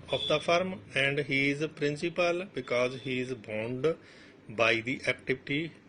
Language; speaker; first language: English; non-native, local second language; Punjabi